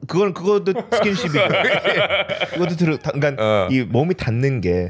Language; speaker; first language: Korean; early bilingual, heritage; Korean